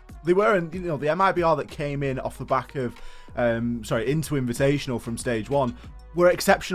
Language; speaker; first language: English; native; English